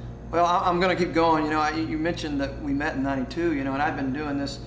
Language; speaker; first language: English; native; English